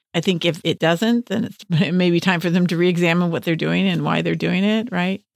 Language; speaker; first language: English; native; English